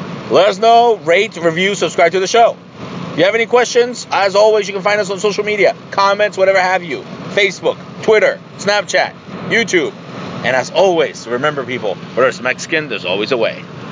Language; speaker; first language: English; early bilingual, other home language; Spanish